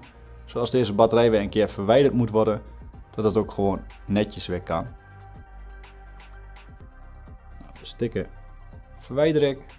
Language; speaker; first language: Dutch; native; Dutch